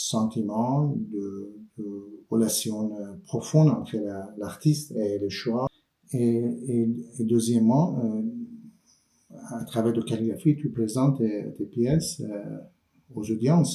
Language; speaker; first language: French; non-native, fluent; Persian